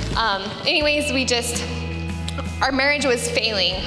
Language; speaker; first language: English; native; English